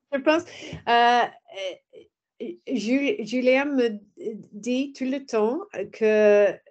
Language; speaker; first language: French; non-native, learner; English